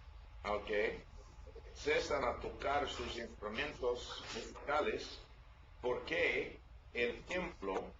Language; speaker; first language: Spanish; non-native, learner; English